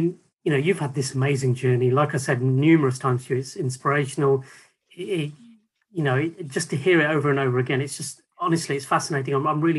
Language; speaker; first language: English; native; English